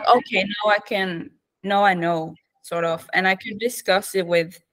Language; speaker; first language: English; non-native, fluent; Norwegian